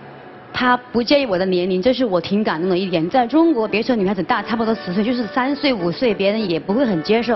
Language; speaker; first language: Chinese; native; Chinese